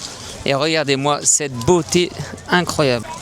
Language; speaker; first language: French; native; French